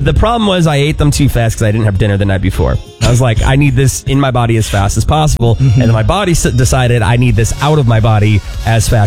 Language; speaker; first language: English; native; English